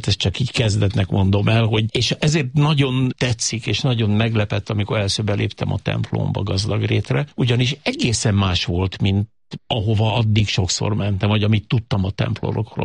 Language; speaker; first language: Hungarian; native; Hungarian